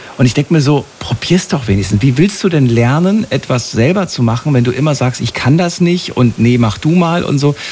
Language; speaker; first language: German; native; German